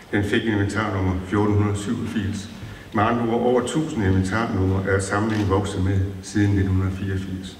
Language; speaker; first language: Danish; native; Danish